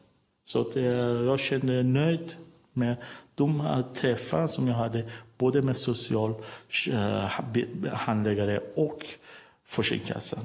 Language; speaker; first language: Swedish; non-native, learner; Persian